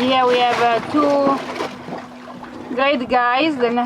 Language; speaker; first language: English; non-native, learner; Spanish